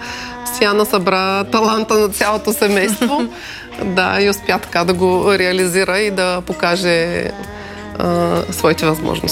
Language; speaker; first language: Bulgarian; native; Bulgarian